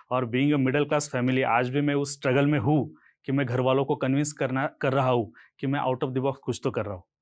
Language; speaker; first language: Hindi; non-native, local second language; Marathi